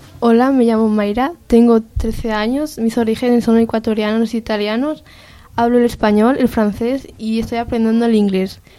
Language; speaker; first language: Spanish; early bilingual, heritage; Spanish